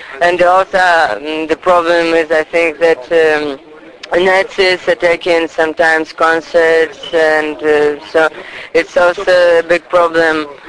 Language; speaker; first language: English; non-native, fluent; Russian